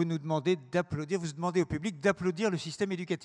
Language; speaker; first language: French; native; French